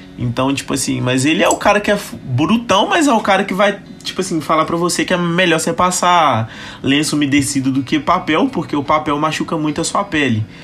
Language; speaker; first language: Portuguese; native; Portuguese